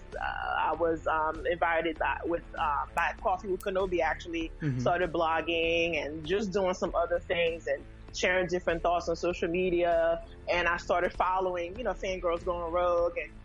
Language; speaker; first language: English; early bilingual, other home language; Haitian Creole